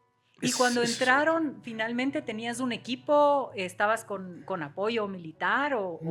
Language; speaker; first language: Spanish; native; Spanish